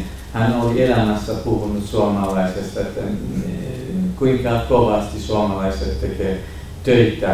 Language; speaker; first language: Finnish; non-native, fluent; Kurdish